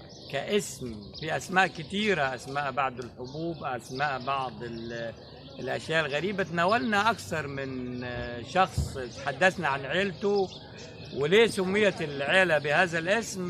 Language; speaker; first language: Arabic; native; Arabic